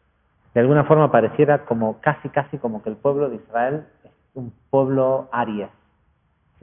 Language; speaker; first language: Spanish; native; Spanish